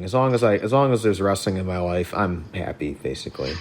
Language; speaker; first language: English; native; English